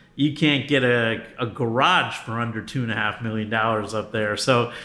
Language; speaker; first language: English; native; English